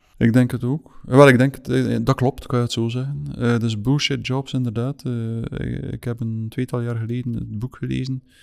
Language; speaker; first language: Dutch; native; Dutch